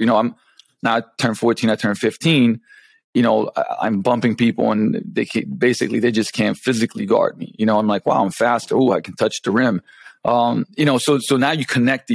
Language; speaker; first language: English; non-native, fluent; Slovenian